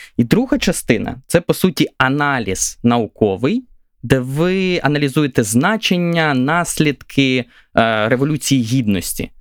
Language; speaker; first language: Ukrainian; native; Ukrainian